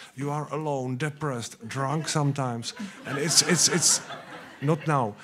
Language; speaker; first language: English; non-native, learner; Czech